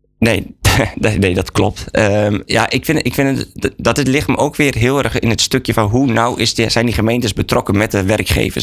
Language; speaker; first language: Dutch; native; Dutch